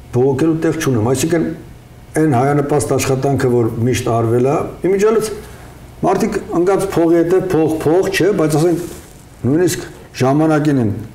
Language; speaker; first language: Armenian; native; Armenian